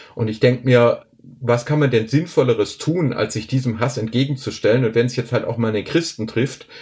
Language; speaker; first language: German; native; German